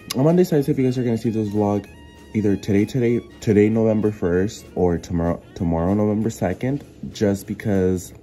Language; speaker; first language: English; early bilingual, other home language; Spanish